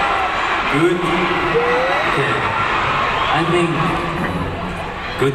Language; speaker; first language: English; non-native, learner; Korean